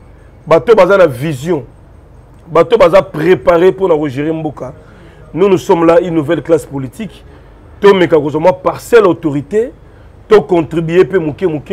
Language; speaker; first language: French; non-native, local second language; Lingala